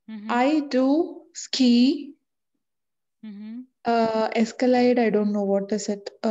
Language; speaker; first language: English; non-native, learner; French